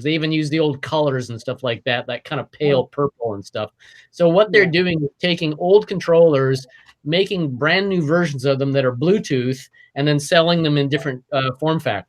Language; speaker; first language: English; native; English